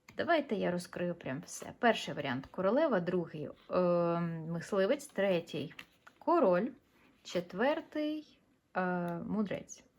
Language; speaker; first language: Ukrainian; non-native, local second language; Russian